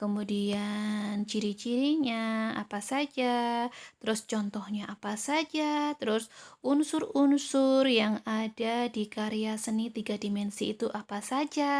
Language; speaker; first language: Indonesian; native; Indonesian